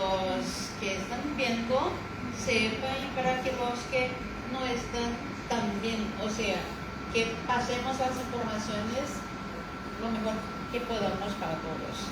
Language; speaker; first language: Spanish; non-native, fluent; Portuguese